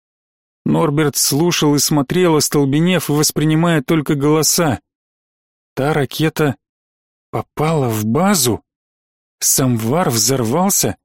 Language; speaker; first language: Russian; native; Russian